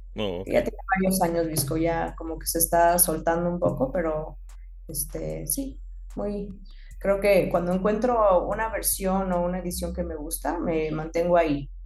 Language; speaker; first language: Spanish; early bilingual, heritage; Spanish